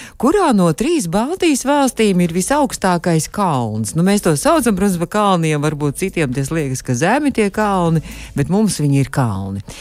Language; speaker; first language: Latvian; native; Latvian